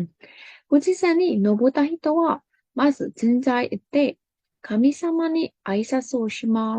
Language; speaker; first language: Japanese; non-native, fluent; Burmese